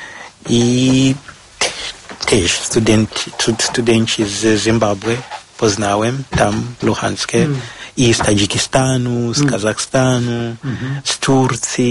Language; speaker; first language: Polish; non-native, learner; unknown